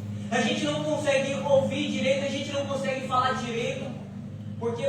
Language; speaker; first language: Portuguese; native; Portuguese